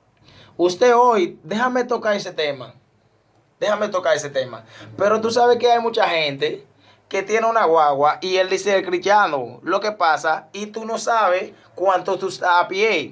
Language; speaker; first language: Spanish; non-native, learner; Haitian Creole